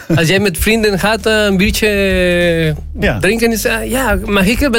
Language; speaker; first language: Dutch; non-native, learner; Spanish